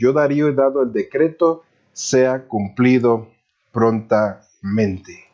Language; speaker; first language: Spanish; native; Spanish